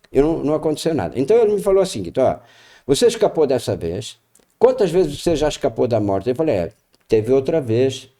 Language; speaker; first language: Portuguese; native; Portuguese